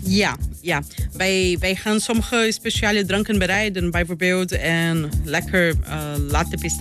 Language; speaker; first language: Dutch; non-native, learner; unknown